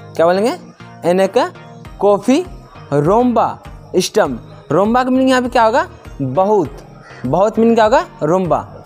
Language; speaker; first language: Hindi; native; Hindi